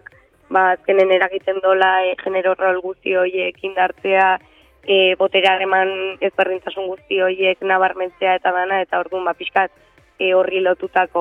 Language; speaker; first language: Basque; native; Basque